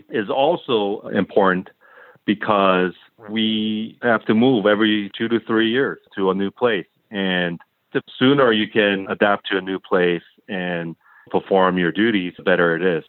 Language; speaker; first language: English; non-native, fluent; Korean